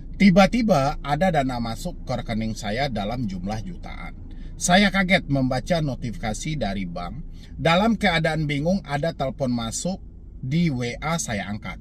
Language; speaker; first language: Indonesian; non-native, local second language; Minangkabau